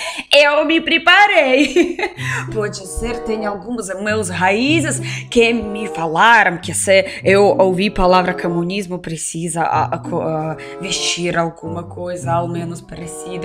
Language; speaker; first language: Portuguese; non-native, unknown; Russian